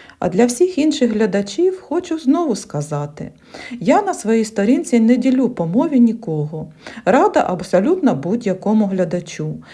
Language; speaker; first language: Ukrainian; non-native, local second language; Russian